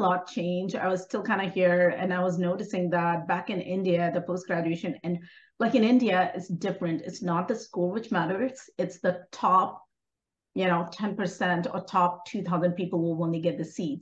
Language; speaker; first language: English; non-native, local second language; Hindi